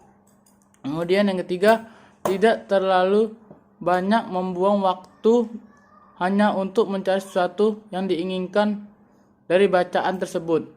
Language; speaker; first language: Indonesian; native; Indonesian